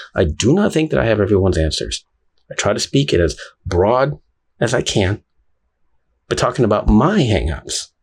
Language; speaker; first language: English; native; English